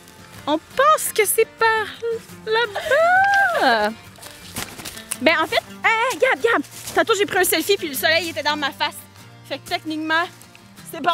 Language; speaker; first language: French; native; French